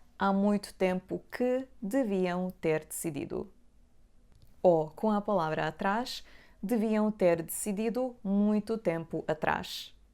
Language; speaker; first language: Portuguese; native; Portuguese